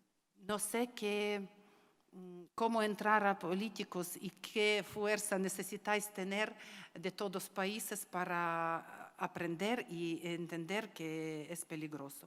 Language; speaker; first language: Spanish; non-native, learner; Ukrainian